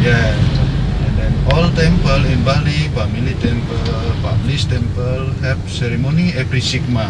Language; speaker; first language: English; non-native, learner; Balinese